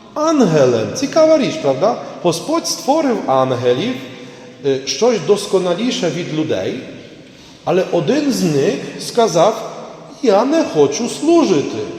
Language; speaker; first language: Ukrainian; native; Ukrainian